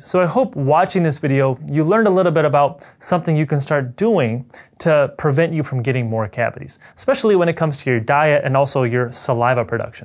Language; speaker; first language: English; native; English